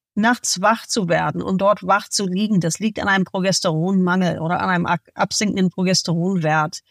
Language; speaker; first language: German; non-native, fluent; English